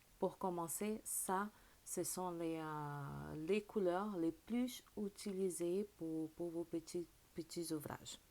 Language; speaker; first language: French; non-native, fluent; Portuguese